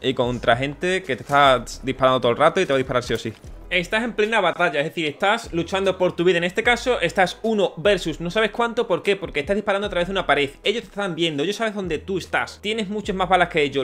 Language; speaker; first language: Spanish; native; Spanish